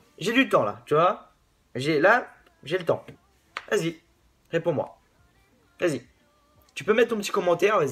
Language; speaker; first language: French; native; French